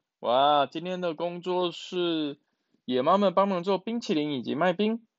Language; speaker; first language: Chinese; native; Chinese